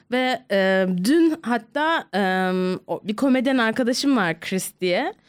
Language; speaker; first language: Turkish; native; Turkish